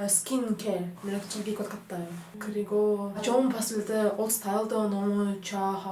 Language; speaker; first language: Korean; non-native, learner; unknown